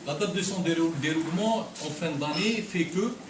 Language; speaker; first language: French; non-native, local second language; Arabic